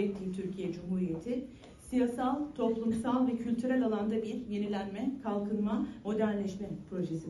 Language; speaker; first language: Turkish; native; Turkish